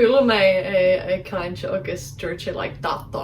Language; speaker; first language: Irish; non-native, local second language; English